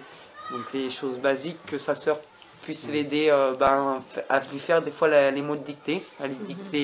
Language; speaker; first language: French; native; French